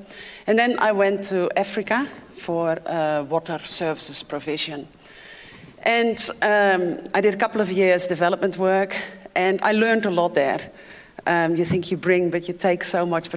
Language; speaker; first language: English; non-native, fluent; Dutch